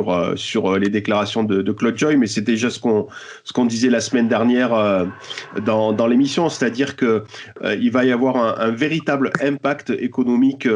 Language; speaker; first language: French; native; French